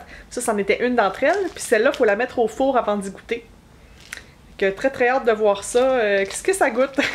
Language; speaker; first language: French; native; French